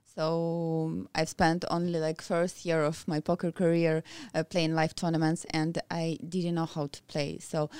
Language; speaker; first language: English; non-native, fluent; Ukrainian